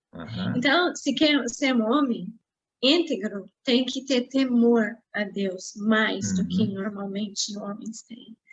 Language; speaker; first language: Portuguese; non-native, fluent; English